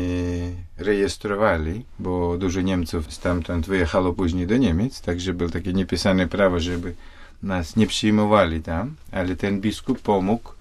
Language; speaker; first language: Polish; non-native, fluent; Russian